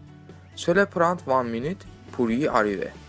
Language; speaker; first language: French; non-native, learner; Turkish